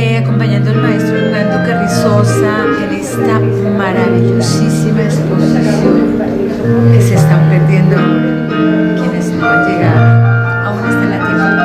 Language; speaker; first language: Spanish; native; Spanish